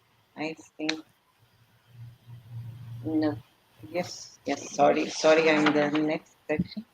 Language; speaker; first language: English; non-native, fluent; Portuguese